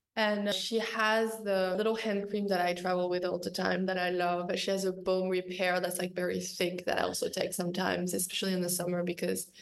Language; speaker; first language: English; non-native, fluent; French